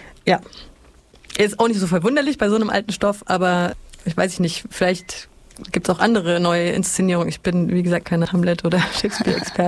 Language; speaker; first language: German; native; German